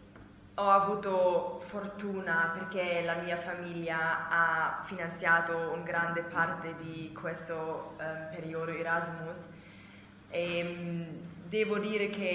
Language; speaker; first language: Italian; non-native, learner; German